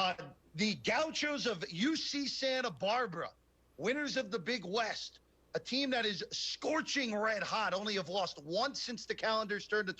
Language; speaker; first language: English; native; English